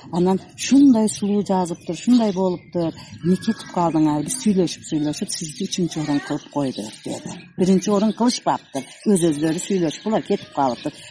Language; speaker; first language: Kyrgyz; non-native, local second language; Uzbek